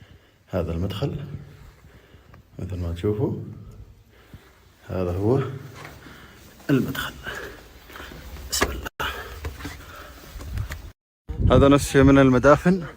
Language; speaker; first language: Arabic; native; Arabic